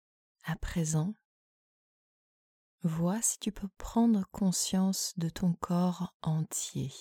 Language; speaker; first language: French; native; French